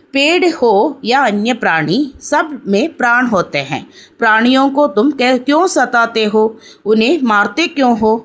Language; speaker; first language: Hindi; non-native, local second language; Malayalam